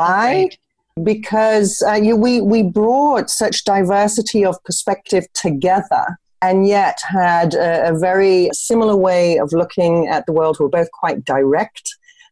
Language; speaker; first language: English; native; English